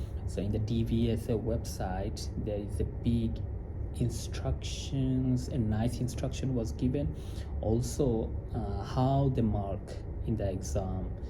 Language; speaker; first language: English; non-native, local second language; Sylheti